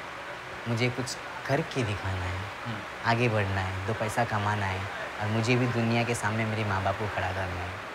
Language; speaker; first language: Hindi; native; Hindi